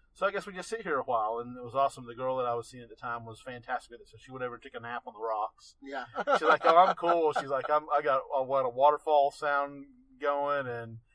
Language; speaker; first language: English; native; English